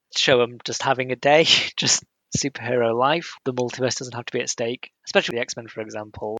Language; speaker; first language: English; native; English